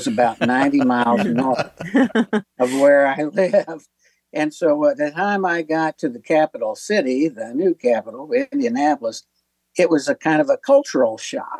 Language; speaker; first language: English; native; English